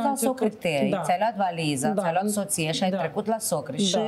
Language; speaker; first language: Romanian; native; Romanian